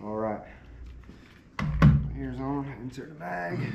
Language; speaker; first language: English; native; English